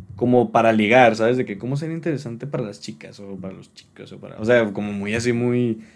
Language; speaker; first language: Spanish; native; Spanish